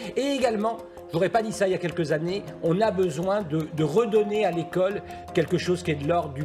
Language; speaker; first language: French; native; French